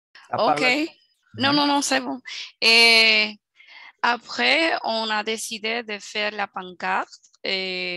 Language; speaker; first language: French; non-native, learner; Spanish